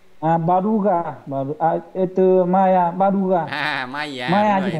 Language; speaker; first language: Russian; non-native, learner; Vietnamese